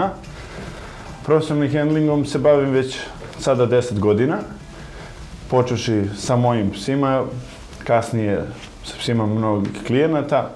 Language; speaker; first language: Serbian; native; Serbian